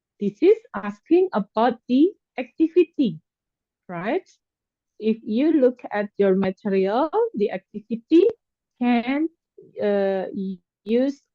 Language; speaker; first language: English; non-native, fluent; Indonesian